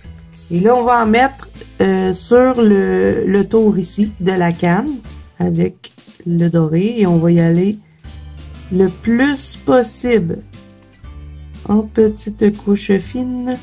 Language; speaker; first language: French; native; French